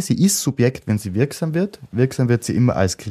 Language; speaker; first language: German; native; German